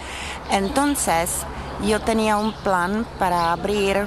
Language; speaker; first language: Spanish; non-native, fluent; Czech